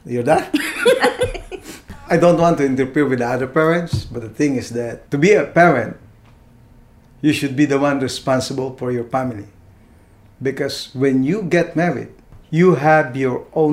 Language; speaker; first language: English; non-native, local second language; Filipino